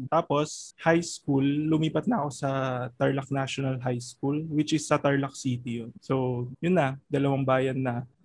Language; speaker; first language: Filipino; non-native, local second language; Iloko